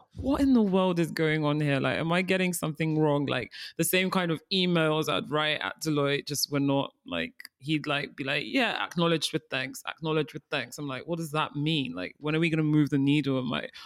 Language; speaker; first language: English; early bilingual, other home language; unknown